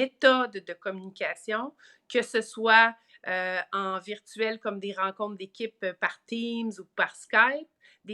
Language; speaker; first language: French; native; French